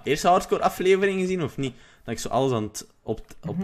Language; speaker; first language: Dutch; native; Dutch